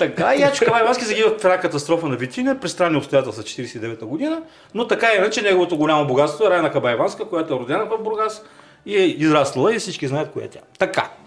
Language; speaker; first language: Bulgarian; native; Bulgarian